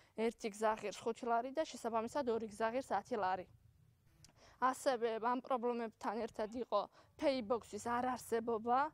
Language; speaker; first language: Georgian; native; Georgian